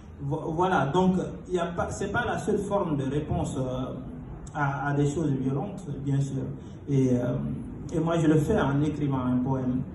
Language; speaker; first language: French; non-native, fluent; Fula